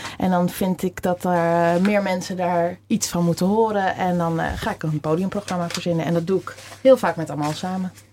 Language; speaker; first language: Dutch; native; Dutch